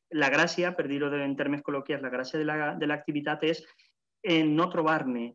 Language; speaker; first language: Catalan; native; Catalan